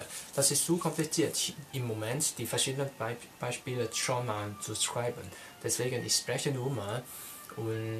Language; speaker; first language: German; non-native, learner; Cantonese